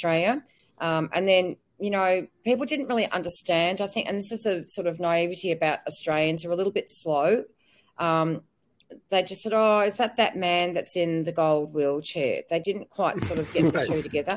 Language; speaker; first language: English; native; English